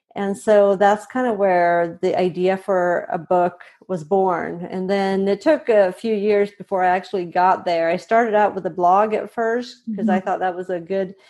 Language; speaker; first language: English; non-native, fluent; Swedish